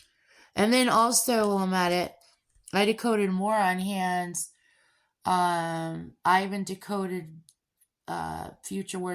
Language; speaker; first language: English; native; English